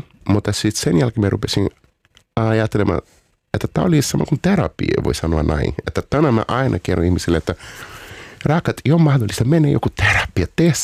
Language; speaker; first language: Finnish; non-native, fluent; Portuguese